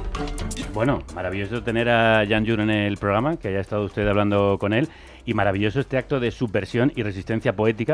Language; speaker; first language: Spanish; native; Spanish